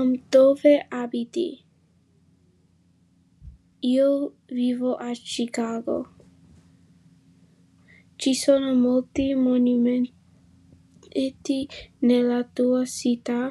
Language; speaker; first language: Italian; non-native, learner; English